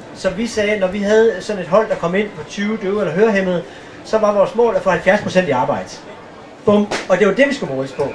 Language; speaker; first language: Danish; native; Danish